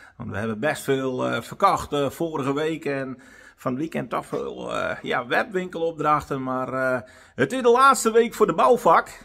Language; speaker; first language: Dutch; non-native, local second language; Western Frisian